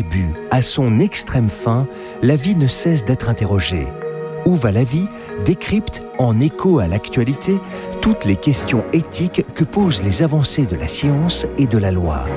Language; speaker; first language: French; native; French